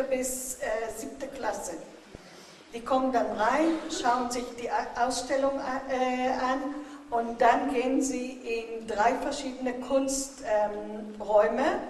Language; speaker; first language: German; non-native, fluent; Hebrew